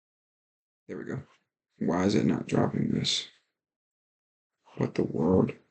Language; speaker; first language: English; native; English